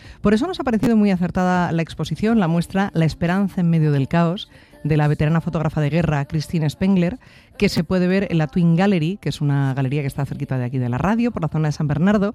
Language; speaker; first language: Spanish; native; Spanish